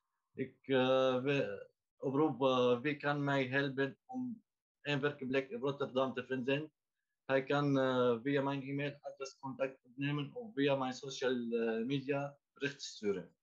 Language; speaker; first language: Dutch; non-native, learner; Arabic